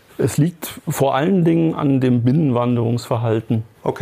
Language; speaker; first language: German; native; German